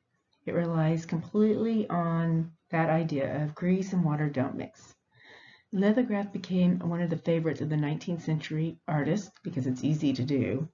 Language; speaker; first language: English; native; English